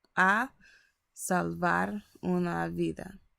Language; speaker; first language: Spanish; early bilingual, other home language; English